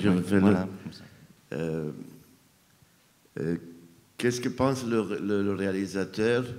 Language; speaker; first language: French; non-native, fluent; Italian